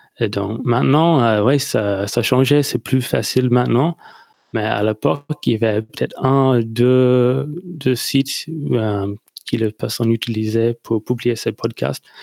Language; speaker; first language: French; non-native, learner; English